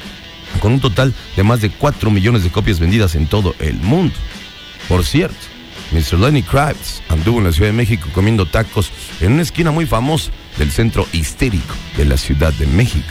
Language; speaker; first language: Spanish; native; Spanish